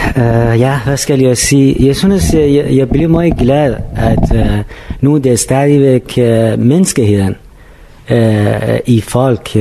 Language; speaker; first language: Danish; non-native, fluent; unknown